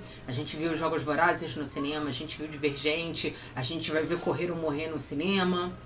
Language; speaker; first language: Portuguese; native; Portuguese